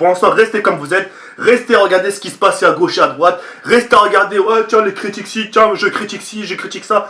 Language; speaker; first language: French; native; French